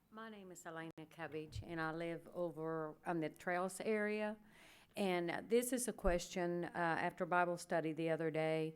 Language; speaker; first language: English; early bilingual, other home language; Spanish